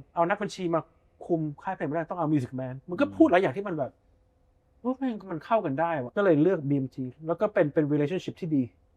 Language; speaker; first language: Thai; early bilingual, heritage; Thai